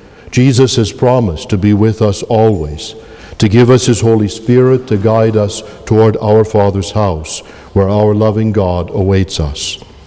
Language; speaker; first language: English; native; English